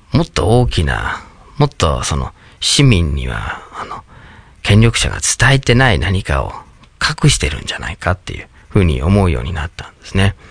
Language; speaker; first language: Japanese; non-native, fluent; English